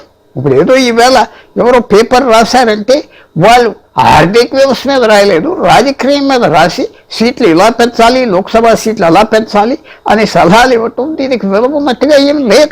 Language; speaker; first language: Telugu; native; Telugu